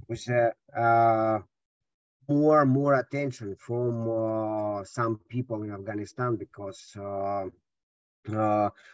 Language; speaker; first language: English; non-native, learner; Russian